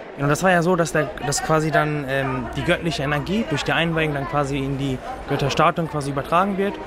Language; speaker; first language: German; early bilingual, other home language; Tamil